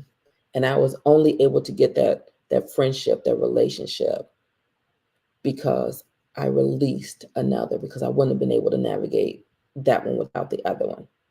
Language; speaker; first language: English; native; English